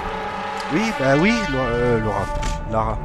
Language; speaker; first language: French; native; French